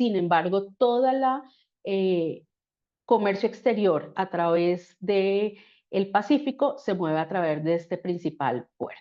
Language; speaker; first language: Spanish; native; Spanish